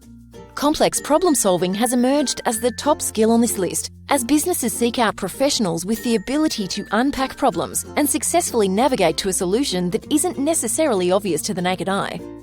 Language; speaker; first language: English; native; English